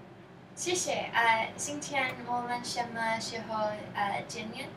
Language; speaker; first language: Chinese; non-native, learner; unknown